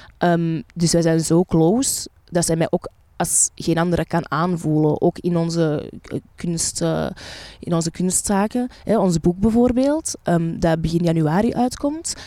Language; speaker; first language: Dutch; early bilingual, other home language; Arabic